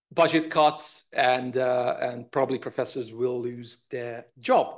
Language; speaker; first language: English; non-native, fluent; Hungarian